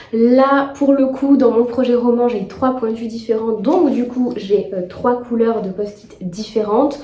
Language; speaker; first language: French; native; French